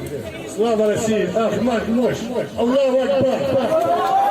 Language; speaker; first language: Russian; native; Russian